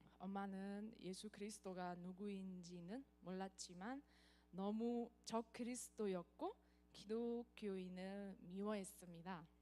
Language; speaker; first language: Korean; non-native, fluent; Nepali